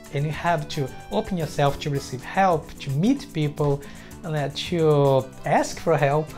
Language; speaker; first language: English; non-native, fluent; Portuguese